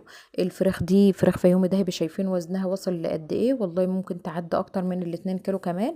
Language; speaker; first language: Arabic; native; Arabic